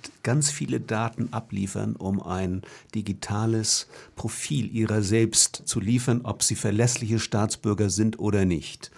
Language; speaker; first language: German; native; German